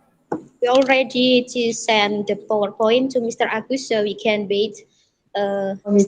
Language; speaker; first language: English; non-native, learner; Indonesian